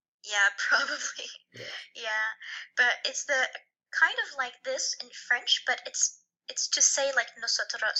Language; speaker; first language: English; non-native, fluent; French